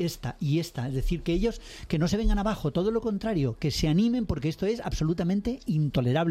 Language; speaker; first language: Spanish; native; Spanish